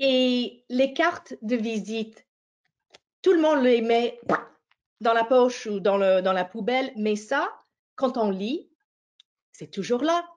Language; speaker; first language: French; non-native, fluent; English